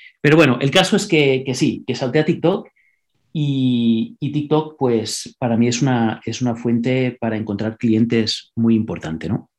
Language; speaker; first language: Spanish; non-native, local second language; Catalan